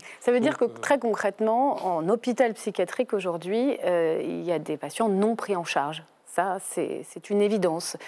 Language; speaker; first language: French; native; French